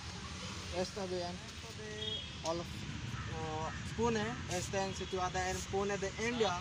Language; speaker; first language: Spanish; non-native, learner; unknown